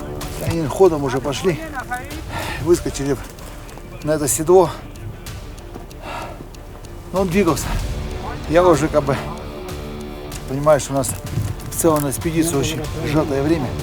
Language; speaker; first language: Russian; native; Russian